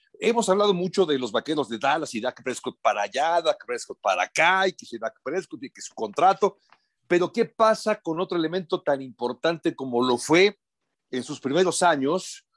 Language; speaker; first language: Spanish; native; Spanish